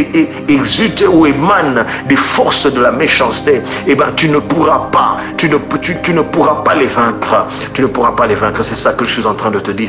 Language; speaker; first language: French; native; French